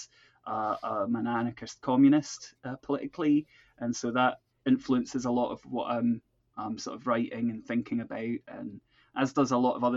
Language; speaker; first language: English; native; English